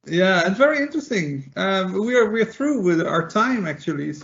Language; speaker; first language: English; non-native, fluent; Dutch